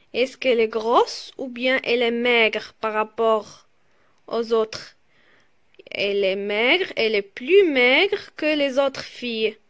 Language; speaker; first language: French; non-native, local second language; Arabic